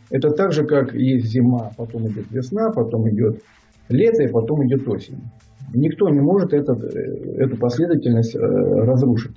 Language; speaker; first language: Russian; native; Russian